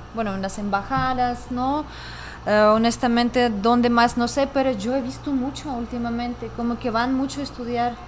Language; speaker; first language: Spanish; non-native, fluent; Russian